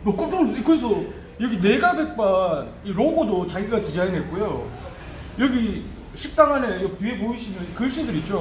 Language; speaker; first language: Korean; native; Korean